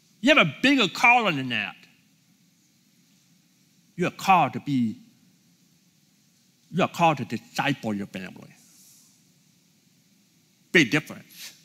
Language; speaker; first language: English; native; English